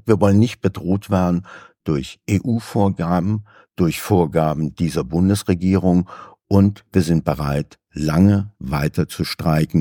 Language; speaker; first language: German; native; German